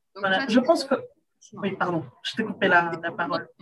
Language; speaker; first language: French; non-native, fluent; Portuguese